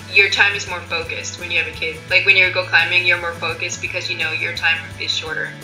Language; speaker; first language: English; native; English